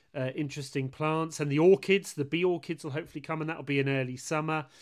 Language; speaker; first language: English; native; English